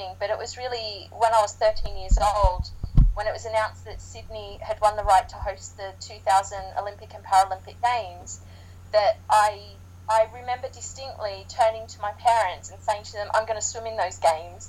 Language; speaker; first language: English; native; English